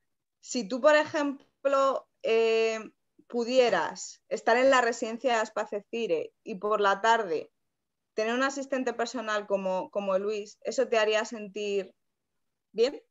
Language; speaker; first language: Spanish; native; Spanish